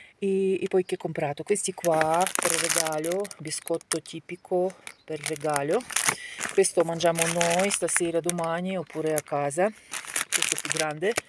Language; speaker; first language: Italian; non-native, learner; Ukrainian